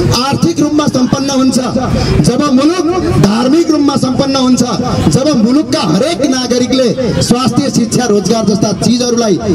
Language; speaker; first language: Nepali; native; Nepali